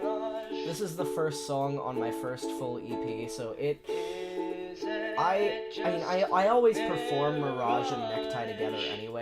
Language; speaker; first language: English; native; English